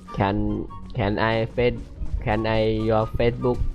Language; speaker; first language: English; non-native, learner; Thai